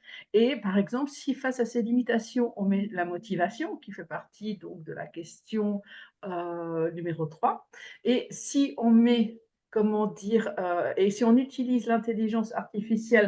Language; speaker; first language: French; native; French